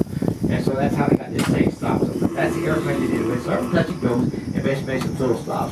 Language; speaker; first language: English; native; English